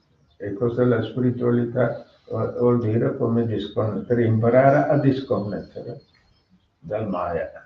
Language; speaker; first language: Italian; non-native, fluent; Tamil